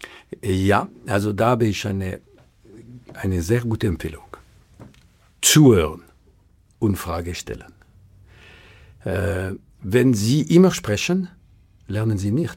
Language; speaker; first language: German; non-native, local second language; French